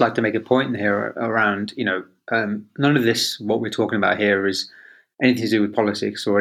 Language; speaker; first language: English; native; English